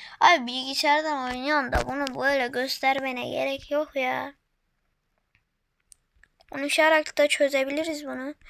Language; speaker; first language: Turkish; native; Turkish